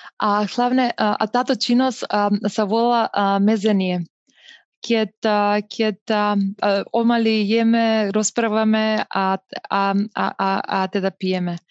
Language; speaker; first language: Slovak; non-native, fluent; Macedonian